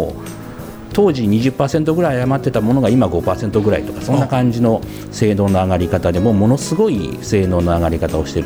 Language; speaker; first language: Japanese; native; Japanese